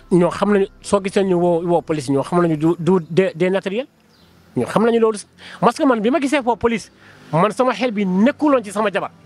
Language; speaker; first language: Wolof; non-native, local second language; Fula